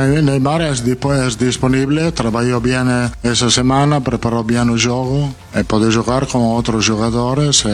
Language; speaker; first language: Portuguese; non-native, fluent; Italian